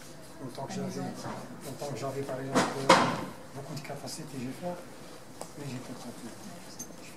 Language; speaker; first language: French; non-native, learner; Arabic